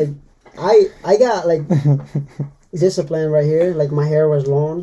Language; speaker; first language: English; non-native, fluent; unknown